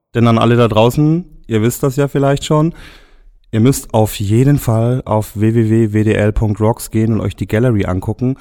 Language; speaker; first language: German; native; German